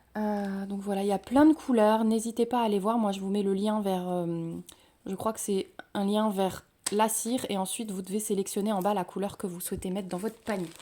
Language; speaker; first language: French; native; French